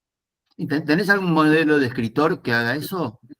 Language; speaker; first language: Spanish; native; Spanish